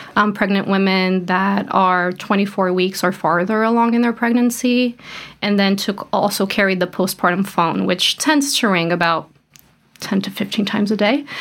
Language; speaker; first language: English; early bilingual, other home language; Portuguese